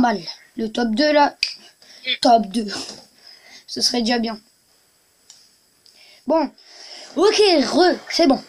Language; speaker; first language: French; native; French